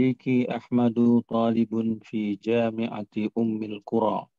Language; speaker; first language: Arabic; non-native, learner; Indonesian